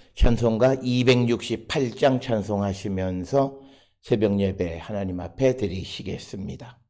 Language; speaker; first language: Korean; native; Korean